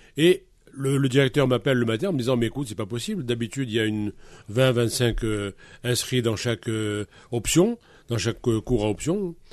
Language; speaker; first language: French; native; French